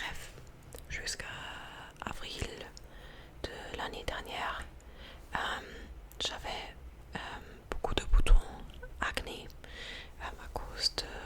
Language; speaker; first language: French; non-native, fluent; English